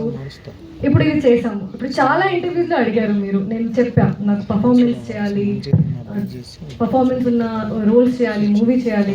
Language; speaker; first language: Telugu; non-native, local second language; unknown